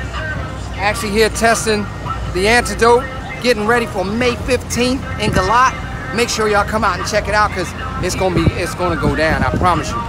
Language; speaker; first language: English; native; English